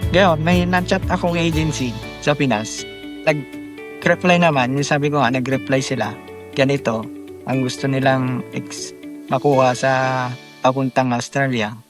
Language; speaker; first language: Filipino; non-native, local second language; Iloko